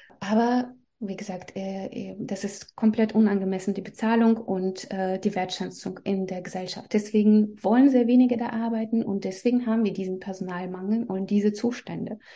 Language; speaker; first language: German; non-native, fluent; Russian